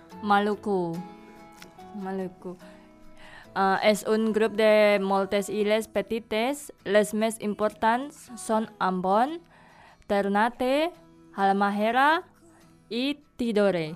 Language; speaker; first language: Catalan; non-native, learner; Indonesian